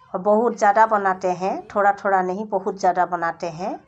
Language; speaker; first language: Hindi; non-native, local second language; Assamese